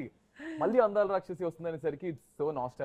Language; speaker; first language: Telugu; native; Telugu